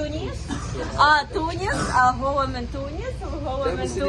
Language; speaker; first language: Arabic; non-native, learner; Russian